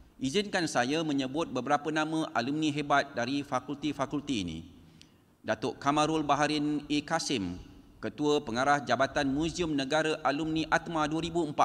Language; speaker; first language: Malay; native; Malay